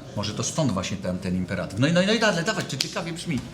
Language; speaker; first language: Polish; native; Polish